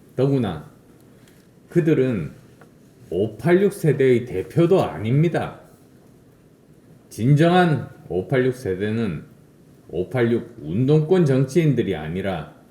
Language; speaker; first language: Korean; native; Korean